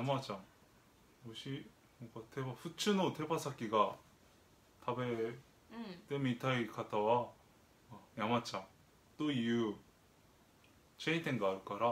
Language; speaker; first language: Japanese; non-native, fluent; Korean